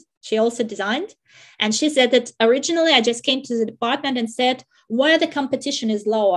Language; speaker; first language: English; non-native, fluent; Russian